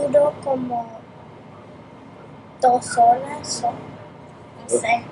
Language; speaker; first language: Spanish; early bilingual, heritage; Spanish